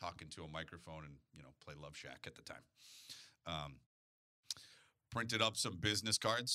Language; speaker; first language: English; native; English